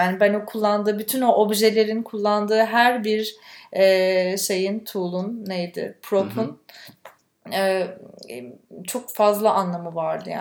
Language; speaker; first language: Turkish; native; Turkish